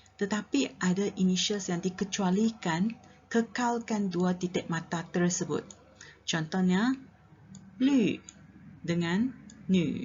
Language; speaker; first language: Malay; non-native, local second language; Chinese